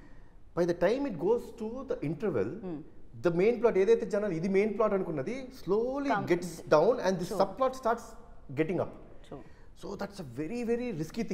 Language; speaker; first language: Telugu; native; Telugu